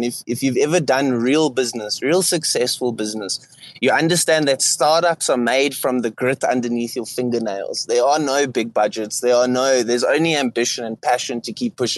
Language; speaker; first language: English; native; English